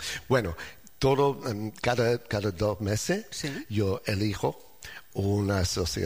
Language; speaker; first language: Spanish; non-native, learner; English